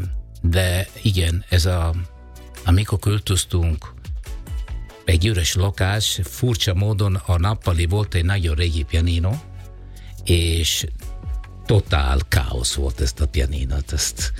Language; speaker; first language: Hungarian; non-native, learner; Italian